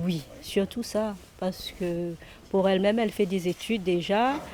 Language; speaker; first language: French; non-native, local second language; Réunion Creole French